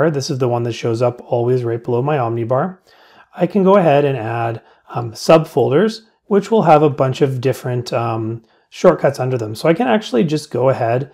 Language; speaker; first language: English; native; English